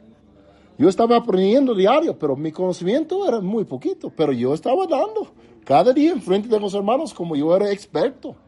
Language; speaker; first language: Spanish; non-native, fluent; English